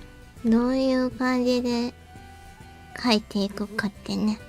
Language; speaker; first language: Japanese; native; Japanese